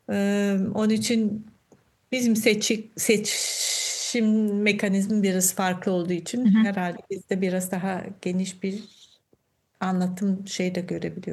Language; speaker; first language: Turkish; non-native, fluent; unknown